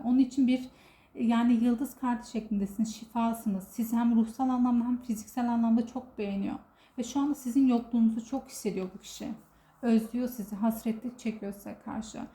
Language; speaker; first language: Turkish; native; Turkish